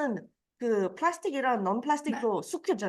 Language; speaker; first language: Korean; non-native, fluent; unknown